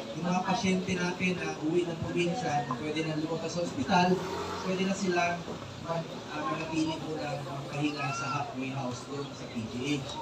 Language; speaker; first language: Filipino; non-native, local second language; Cebuano